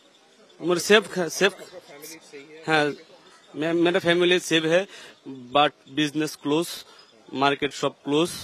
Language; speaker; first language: Hindi; non-native, learner; Bangla